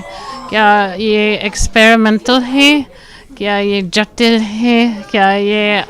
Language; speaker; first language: Hindi; non-native, fluent; English